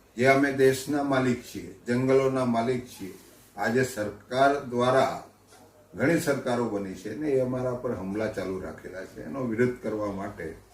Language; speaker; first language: Gujarati; non-native, local second language; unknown